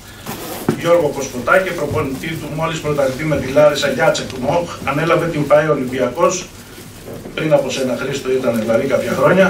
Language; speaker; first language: Greek; native; Greek